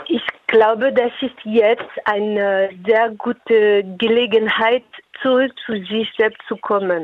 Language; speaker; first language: German; non-native, fluent; French